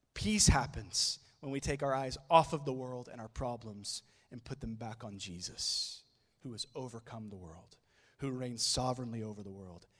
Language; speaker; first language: English; native; English